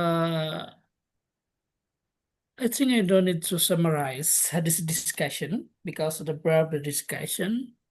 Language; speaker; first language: English; non-native, local second language; Indonesian